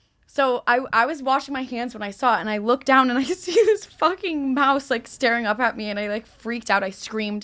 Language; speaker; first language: English; native; English